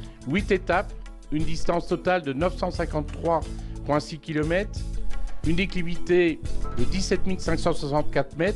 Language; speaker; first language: French; native; French